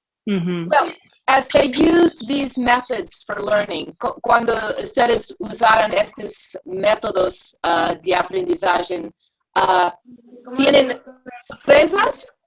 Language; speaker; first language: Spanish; non-native, learner; English